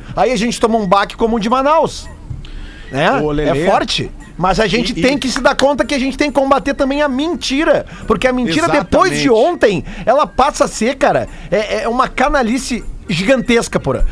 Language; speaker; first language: Portuguese; native; Portuguese